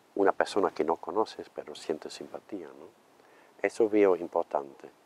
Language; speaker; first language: Spanish; non-native, fluent; German